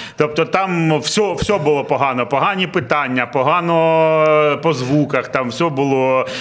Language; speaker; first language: Ukrainian; non-native, local second language; Russian